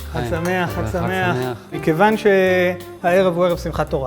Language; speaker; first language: Hebrew; native; Hebrew